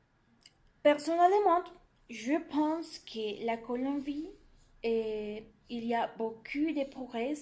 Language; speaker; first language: French; non-native, learner; Spanish